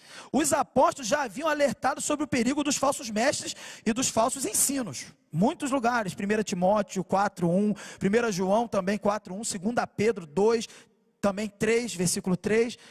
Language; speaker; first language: Portuguese; native; Portuguese